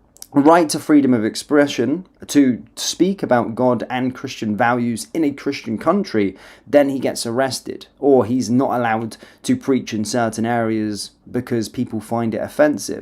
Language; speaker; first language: English; native; English